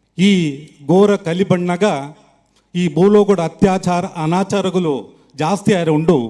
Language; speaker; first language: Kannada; non-native, local second language; Tulu